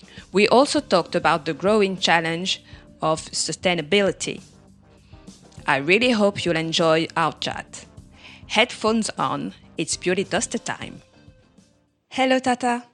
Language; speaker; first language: English; non-native, fluent; French